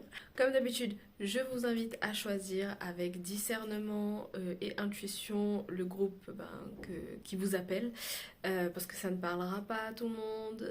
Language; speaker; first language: French; native; French